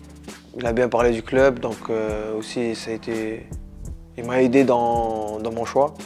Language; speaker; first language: French; non-native, local second language; Arabic